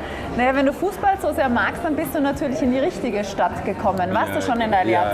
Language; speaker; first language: German; native; German